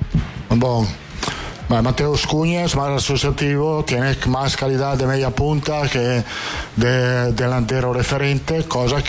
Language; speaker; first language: Spanish; non-native, fluent; Italian